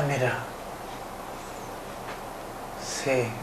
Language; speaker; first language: Spanish; native; Spanish